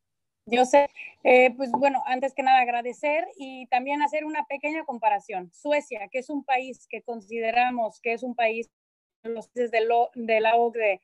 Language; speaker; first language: Spanish; native; Spanish